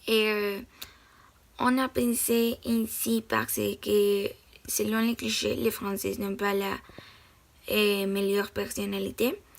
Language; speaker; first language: French; non-native, learner; Spanish